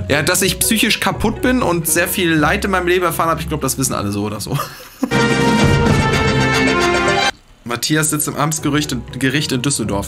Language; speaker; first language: German; native; German